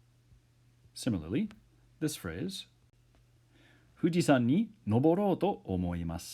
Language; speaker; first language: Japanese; non-native, fluent; English